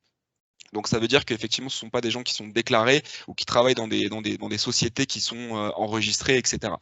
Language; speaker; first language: French; native; French